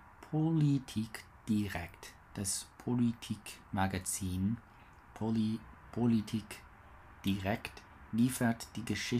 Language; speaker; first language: German; non-native, learner; English